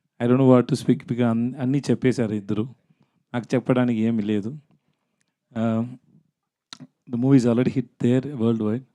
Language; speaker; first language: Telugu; non-native, learner; Tamil